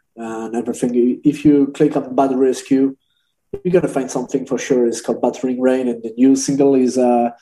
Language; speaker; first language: English; non-native, learner; French